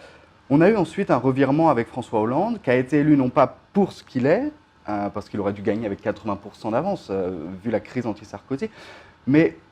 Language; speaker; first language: French; native; French